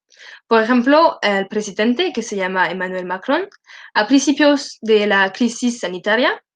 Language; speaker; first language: Spanish; non-native, learner; French